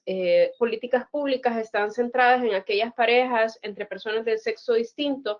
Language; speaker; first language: Spanish; native; Spanish